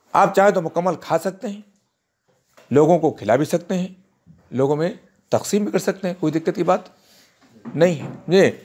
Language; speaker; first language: Hindi; native; Hindi